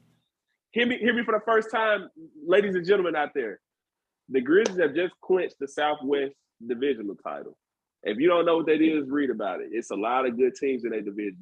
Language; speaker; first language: English; native; English